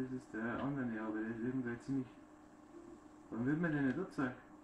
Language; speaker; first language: German; native; German